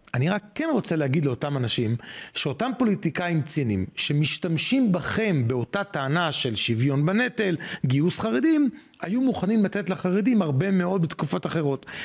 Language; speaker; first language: Hebrew; native; Hebrew